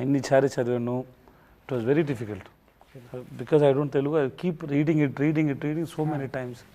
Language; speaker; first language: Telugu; non-native, learner; Tamil